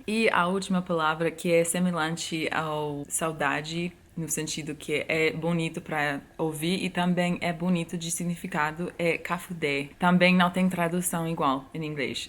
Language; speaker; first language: Portuguese; non-native, fluent; English